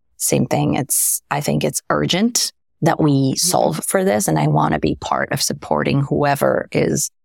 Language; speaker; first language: English; non-native, fluent; French